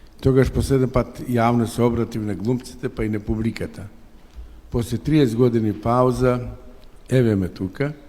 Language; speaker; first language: Macedonian; non-native, local second language; Romany